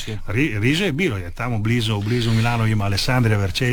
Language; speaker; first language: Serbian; non-native, learner; Italian